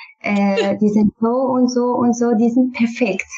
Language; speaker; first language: German; non-native, learner; Kurdish